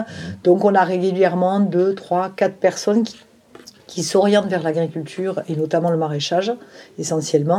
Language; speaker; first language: French; native; French